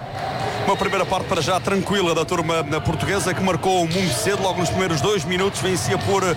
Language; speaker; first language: Portuguese; native; Portuguese